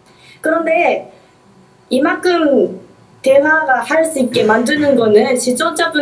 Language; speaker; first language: Korean; non-native, fluent; Japanese